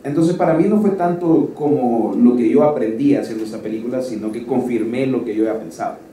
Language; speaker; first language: Spanish; native; Spanish